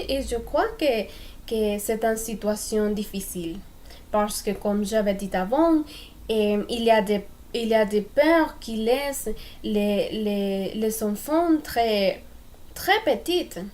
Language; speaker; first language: French; non-native, learner; Spanish